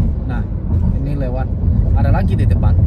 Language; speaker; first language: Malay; non-native, learner; Chinese